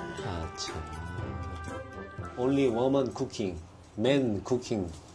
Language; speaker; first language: English; non-native, learner; Korean